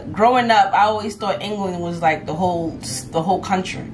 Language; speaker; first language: English; native; English